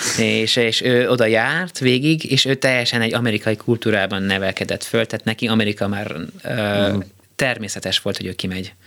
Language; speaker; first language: Hungarian; early bilingual, heritage; Hungarian